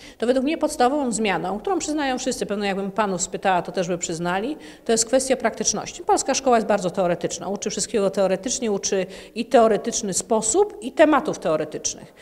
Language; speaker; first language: Polish; native; Polish